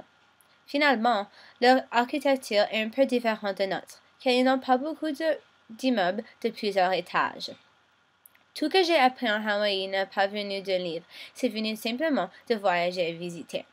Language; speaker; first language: French; non-native, local second language; English